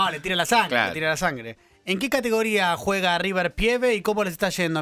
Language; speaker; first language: Spanish; native; Spanish